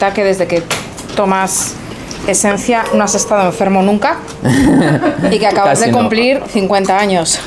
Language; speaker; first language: Spanish; native; Spanish